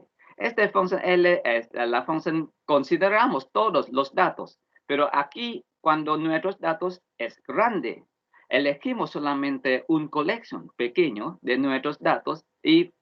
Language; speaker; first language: Spanish; non-native, learner; Vietnamese